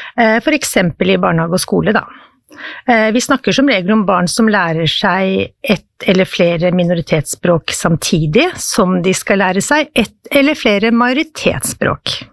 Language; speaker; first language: Norwegian; native; Norwegian